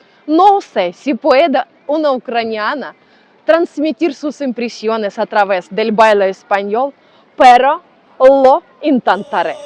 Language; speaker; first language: Spanish; non-native, fluent; Ukrainian